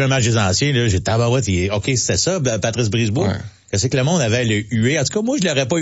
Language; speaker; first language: French; native; French